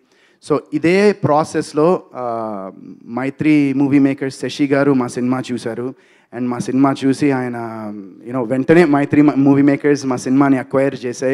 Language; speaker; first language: Telugu; native; Telugu